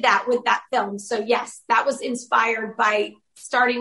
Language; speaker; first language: English; native; English